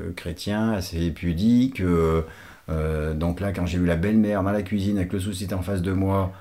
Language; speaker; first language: French; non-native, fluent; Portuguese